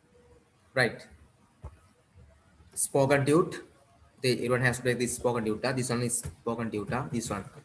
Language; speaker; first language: English; non-native, local second language; Sinhala